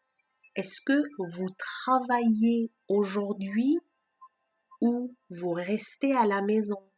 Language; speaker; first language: French; non-native, fluent; Persian